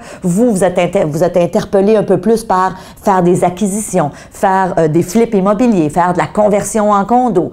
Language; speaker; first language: French; native; French